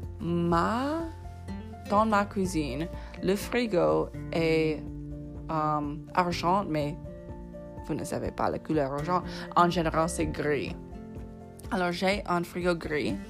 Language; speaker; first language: French; non-native, fluent; English